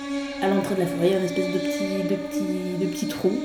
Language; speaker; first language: French; native; French